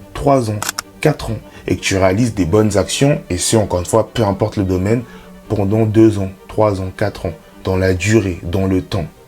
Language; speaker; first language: French; native; French